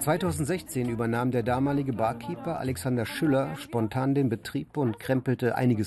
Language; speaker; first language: German; native; German